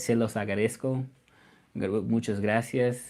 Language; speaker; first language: Spanish; non-native, fluent; English